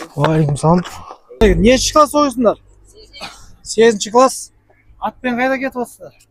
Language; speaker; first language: Kazakh; native; Kazakh